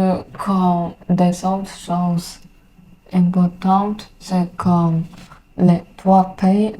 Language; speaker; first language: French; non-native, learner; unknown